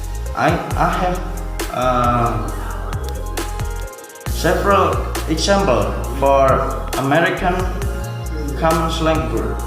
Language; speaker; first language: English; non-native, learner; Indonesian